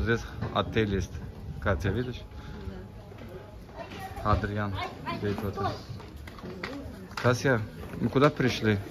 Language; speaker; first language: Russian; non-native, learner; Turkish